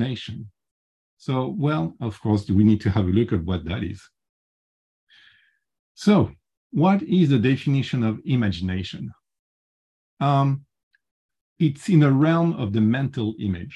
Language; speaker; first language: English; non-native, fluent; French